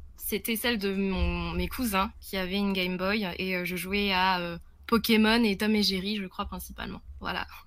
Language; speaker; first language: French; early bilingual, other home language; Vietnamese